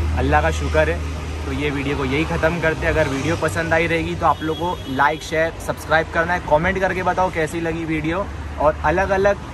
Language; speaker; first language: Hindi; native; Hindi